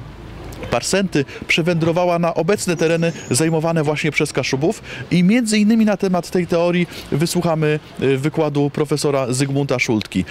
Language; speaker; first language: Polish; native; Polish